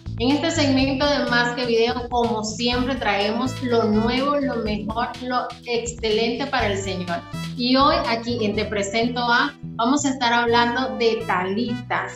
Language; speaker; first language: Spanish; native; Spanish